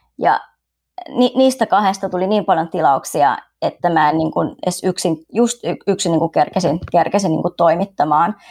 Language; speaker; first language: Finnish; early bilingual, other home language; Vietnamese